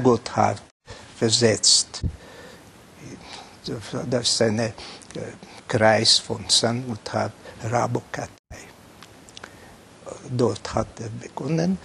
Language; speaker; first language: German; non-native, fluent; Hungarian